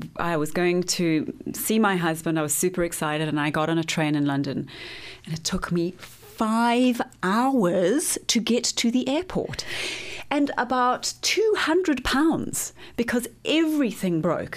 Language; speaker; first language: English; native; English